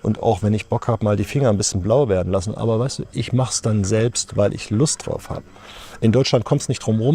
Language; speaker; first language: German; native; German